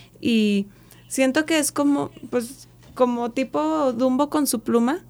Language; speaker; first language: Spanish; native; Spanish